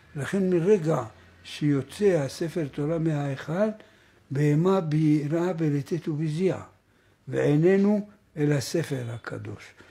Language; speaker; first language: Hebrew; native; Hebrew